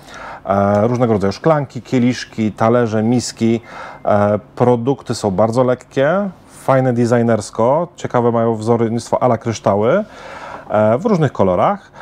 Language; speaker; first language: Polish; native; Polish